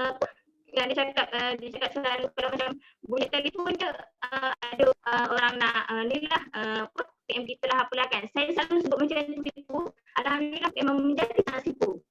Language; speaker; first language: Malay; native; Malay